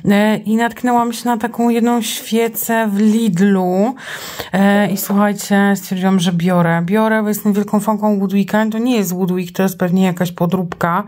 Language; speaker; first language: Polish; native; Polish